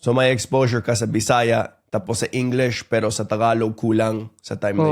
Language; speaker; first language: Filipino; non-native, fluent; English